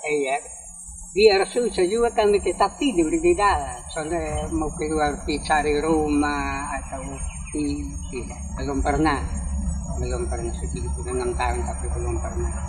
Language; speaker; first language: Indonesian; non-native, local second language; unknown